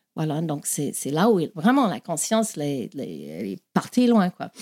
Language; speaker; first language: French; non-native, fluent; English